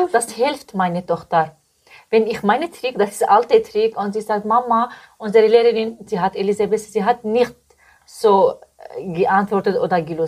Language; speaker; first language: German; non-native, learner; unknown